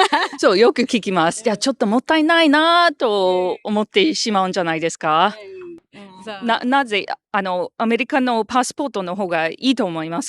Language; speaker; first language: Japanese; non-native, fluent; English